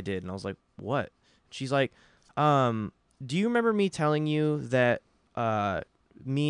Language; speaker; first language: English; native; English